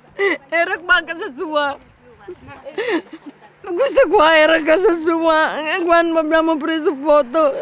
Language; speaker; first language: Italian; non-native, learner; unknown